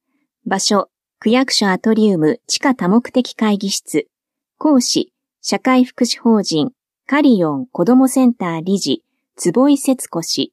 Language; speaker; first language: Japanese; native; Japanese